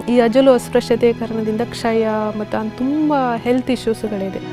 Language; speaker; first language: Kannada; native; Kannada